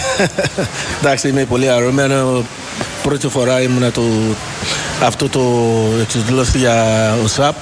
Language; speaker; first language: Greek; non-native, learner; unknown